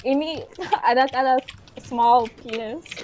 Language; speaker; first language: Indonesian; early bilingual, heritage; Indonesian